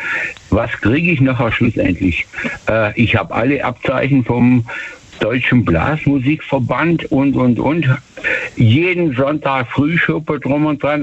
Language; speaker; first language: German; native; German